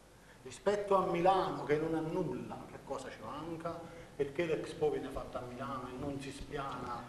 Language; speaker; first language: Italian; native; Italian